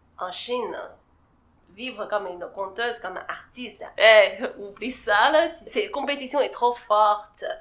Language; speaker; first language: French; non-native, fluent; Chinese